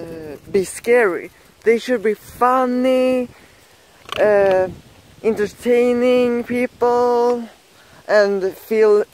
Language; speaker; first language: English; non-native, learner; Swedish